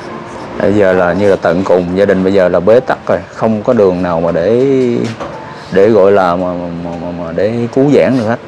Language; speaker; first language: Vietnamese; native; Vietnamese